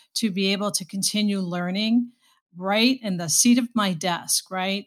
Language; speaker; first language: English; native; English